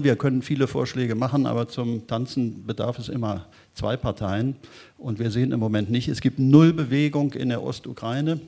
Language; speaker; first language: German; native; German